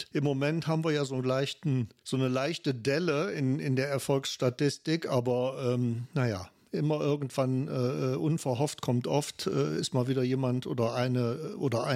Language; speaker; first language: German; native; German